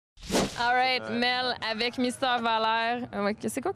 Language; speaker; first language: French; native; French